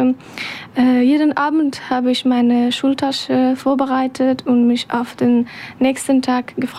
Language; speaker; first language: German; non-native, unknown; Persian